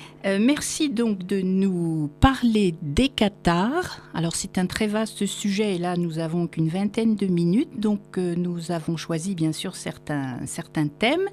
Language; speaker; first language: French; native; French